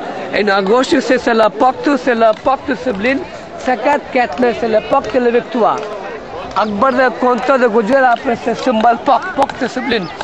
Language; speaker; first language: French; non-native, learner; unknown